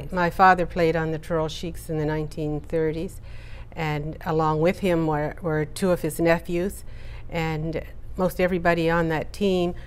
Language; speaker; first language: English; native; English